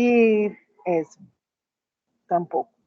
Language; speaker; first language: Portuguese; non-native, learner; Spanish